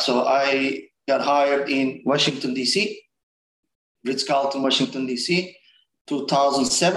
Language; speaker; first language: English; non-native, fluent; Turkish